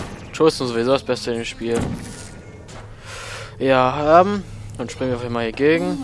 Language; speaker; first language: German; native; German